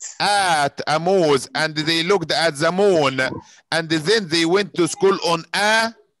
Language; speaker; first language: English; non-native, fluent; Arabic